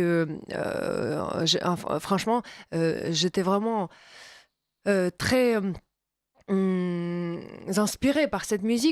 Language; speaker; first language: French; non-native, fluent; Russian